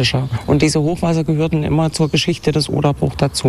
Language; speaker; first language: German; native; German